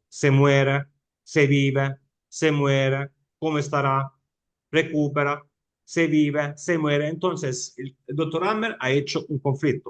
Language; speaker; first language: Spanish; non-native, fluent; Italian